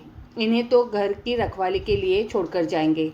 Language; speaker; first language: Hindi; native; Hindi